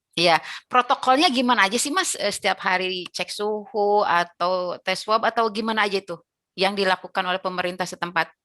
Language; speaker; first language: Indonesian; native; Indonesian